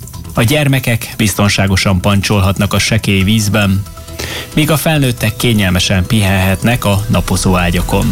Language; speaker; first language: Hungarian; native; Hungarian